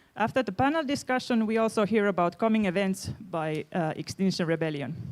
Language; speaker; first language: English; non-native, fluent; Finnish